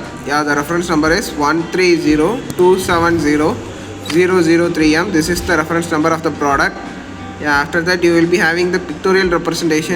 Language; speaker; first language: English; non-native, local second language; Tamil